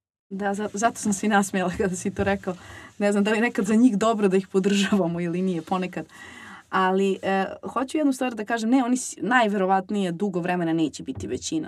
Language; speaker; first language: Serbian; native; Serbian